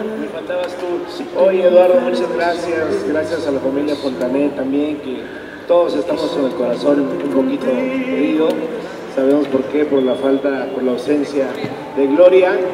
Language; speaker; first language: Spanish; native; Spanish